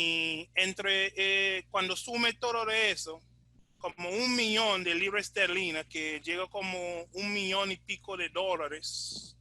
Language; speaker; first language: Spanish; non-native, fluent; English